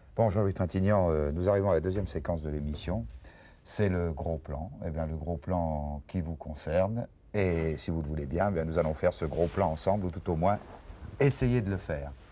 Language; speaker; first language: French; native; French